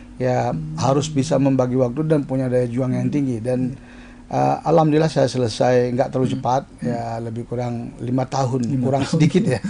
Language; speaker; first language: Indonesian; non-native, local second language; Achinese